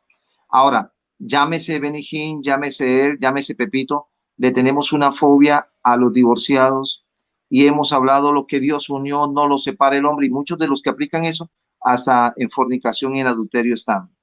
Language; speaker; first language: Spanish; native; Spanish